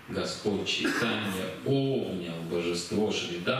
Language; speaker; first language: Russian; native; Russian